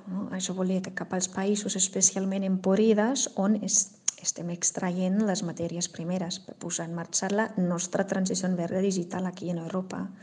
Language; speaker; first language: Catalan; non-native, fluent; German